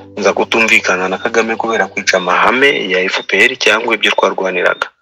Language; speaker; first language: Kinyarwanda; native; Kinyarwanda